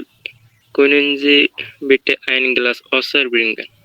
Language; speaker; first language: German; non-native, learner; Bangla